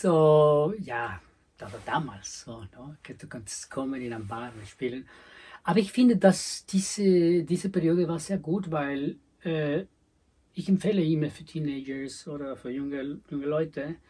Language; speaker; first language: German; non-native, learner; Spanish